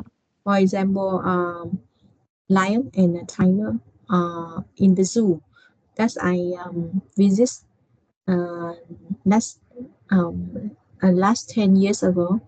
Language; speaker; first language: English; non-native, learner; Vietnamese